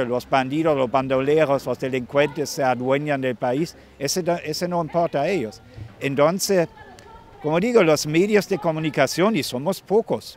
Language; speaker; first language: Spanish; non-native, fluent; German